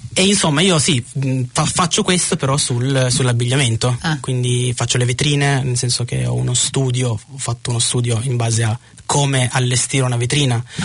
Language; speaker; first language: Italian; early bilingual, other home language; German